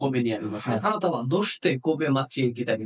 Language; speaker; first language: Japanese; non-native, fluent; Bangla